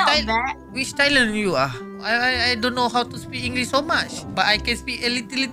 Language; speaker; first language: English; non-native, learner; Malay